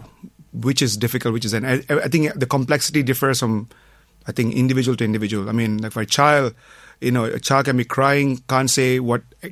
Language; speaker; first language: English; non-native, local second language; Tamil